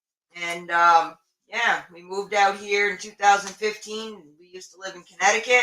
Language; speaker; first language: English; native; English